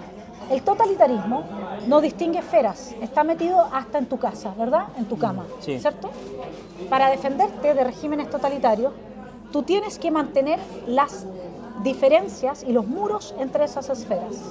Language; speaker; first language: Spanish; native; Spanish